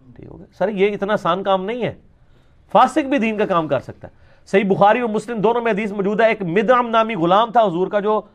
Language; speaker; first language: Urdu; non-native, local second language; Punjabi